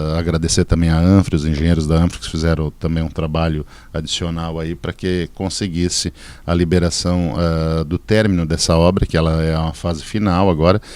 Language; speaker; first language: Portuguese; native; Portuguese